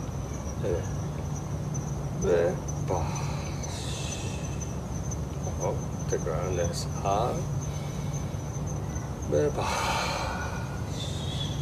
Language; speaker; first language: Turkish; non-native, learner; Japanese